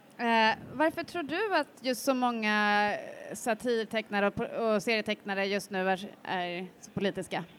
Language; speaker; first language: Swedish; native; Swedish